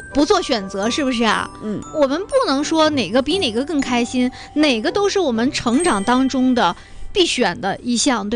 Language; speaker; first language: Chinese; native; Chinese